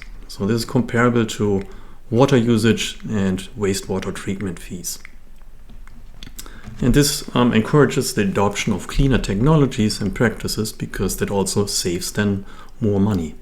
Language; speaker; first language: English; non-native, fluent; German